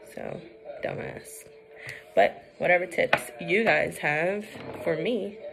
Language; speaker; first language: English; native; English